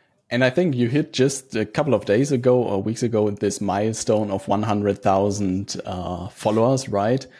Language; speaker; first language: English; non-native, fluent; German